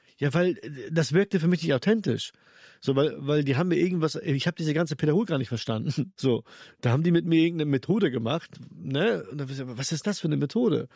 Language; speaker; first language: German; early bilingual, other home language; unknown